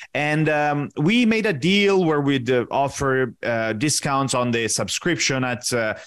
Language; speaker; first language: English; non-native, fluent; Italian